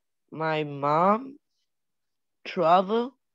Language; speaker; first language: English; non-native, learner; Spanish